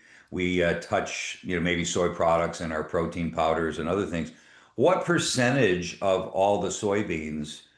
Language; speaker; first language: English; native; English